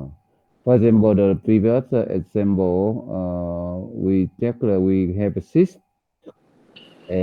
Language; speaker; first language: English; non-native, learner; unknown